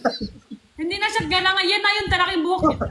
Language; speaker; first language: Filipino; non-native, local second language; Cebuano